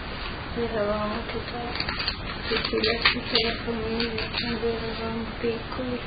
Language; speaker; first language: Italian; non-native, local second language; Slovenian